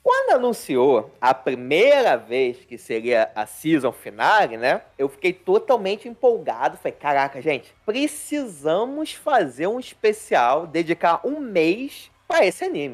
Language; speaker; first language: Portuguese; native; Portuguese